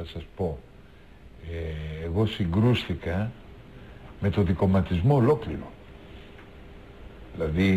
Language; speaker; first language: Greek; native; Greek